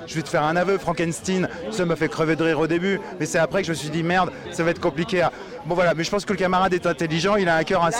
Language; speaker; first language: French; native; French